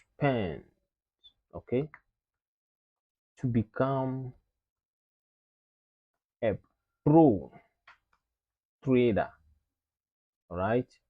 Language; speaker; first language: English; non-native, learner; French